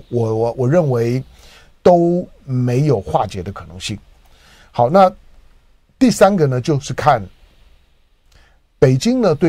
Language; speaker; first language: Chinese; native; Chinese